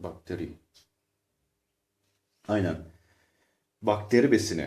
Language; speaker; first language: Turkish; native; Turkish